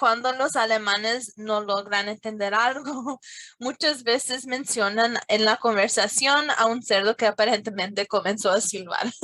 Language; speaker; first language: Spanish; non-native, fluent; English